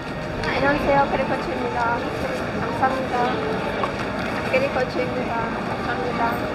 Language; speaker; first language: Korean; non-native, learner; Ukrainian